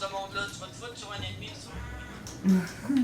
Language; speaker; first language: French; native; French